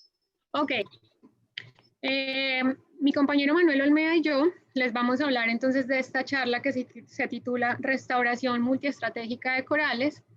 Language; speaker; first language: Spanish; native; Spanish